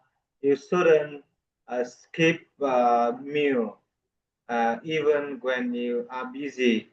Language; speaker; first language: English; non-native, learner; Vietnamese